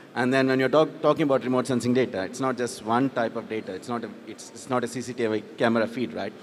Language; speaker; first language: English; non-native, local second language; Telugu